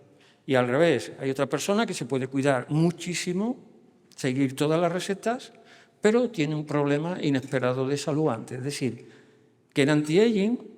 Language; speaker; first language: Spanish; native; Spanish